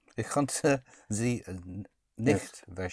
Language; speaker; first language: German; non-native, learner; English